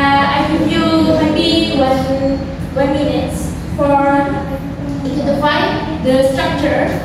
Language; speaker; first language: English; non-native, learner; Indonesian